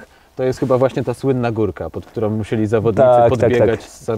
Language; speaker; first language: Polish; native; Polish